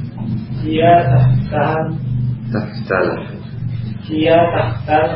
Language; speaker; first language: Arabic; non-native, learner; Indonesian